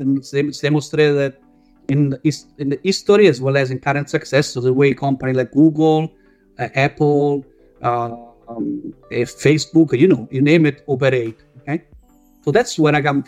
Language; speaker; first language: English; non-native, fluent; Italian